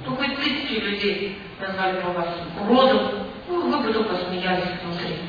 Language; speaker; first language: Russian; native; Russian